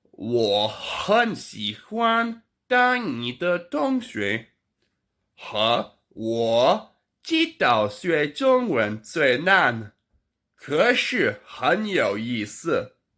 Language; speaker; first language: Chinese; non-native, learner; French